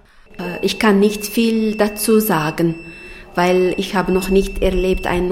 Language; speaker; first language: German; non-native, fluent; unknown